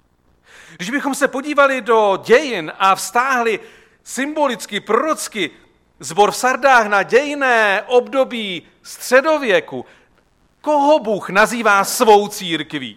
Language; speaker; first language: Czech; native; Czech